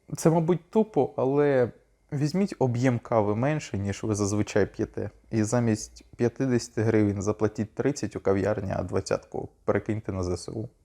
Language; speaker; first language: Ukrainian; non-native, local second language; Russian